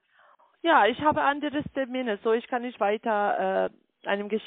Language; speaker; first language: German; non-native, learner; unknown